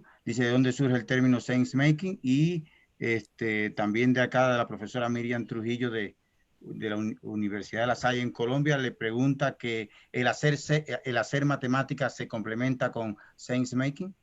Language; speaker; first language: Spanish; native; Spanish